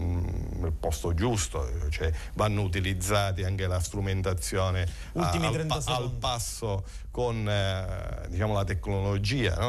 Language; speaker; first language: Italian; native; Italian